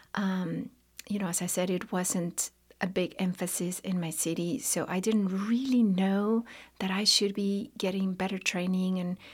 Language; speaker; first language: English; non-native, fluent; Spanish